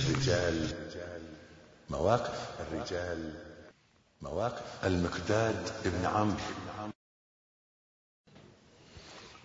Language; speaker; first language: Arabic; native; Arabic